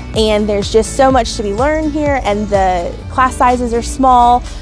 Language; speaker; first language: English; native; English